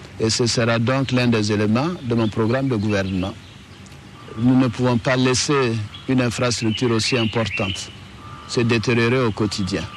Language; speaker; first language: French; non-native, local second language; Dyula